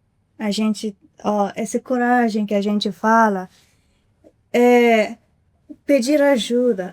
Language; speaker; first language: Portuguese; non-native, fluent; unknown